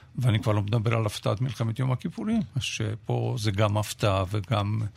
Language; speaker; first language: Hebrew; non-native, fluent; Romanian